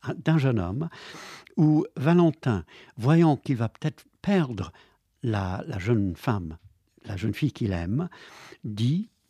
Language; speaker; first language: French; non-native, fluent; English